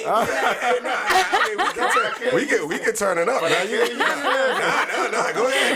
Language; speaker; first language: English; native; English